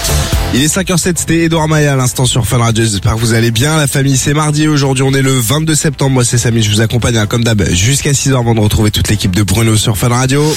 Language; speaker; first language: French; native; French